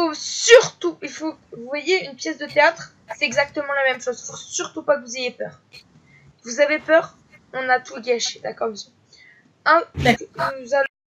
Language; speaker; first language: French; native; French